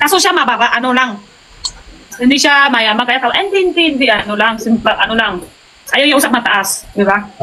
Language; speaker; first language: Filipino; non-native, learner; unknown